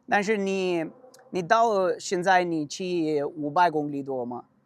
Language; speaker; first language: Chinese; non-native, learner; English